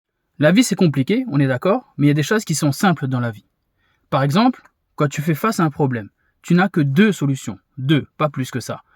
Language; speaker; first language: French; native; French